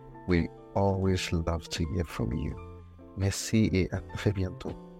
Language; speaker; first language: French; non-native, fluent; Yoruba